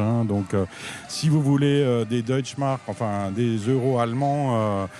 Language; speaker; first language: French; native; French